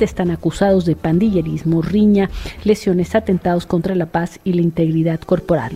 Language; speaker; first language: Spanish; native; Spanish